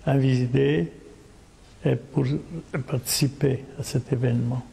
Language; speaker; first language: French; non-native, local second language; Arabic